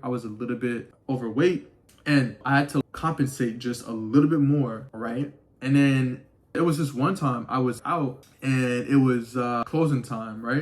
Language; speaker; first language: English; native; English